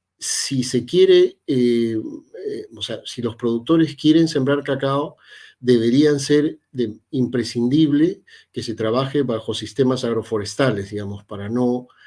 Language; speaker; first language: Spanish; native; Spanish